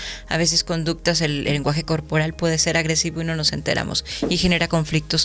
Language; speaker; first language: Spanish; native; Spanish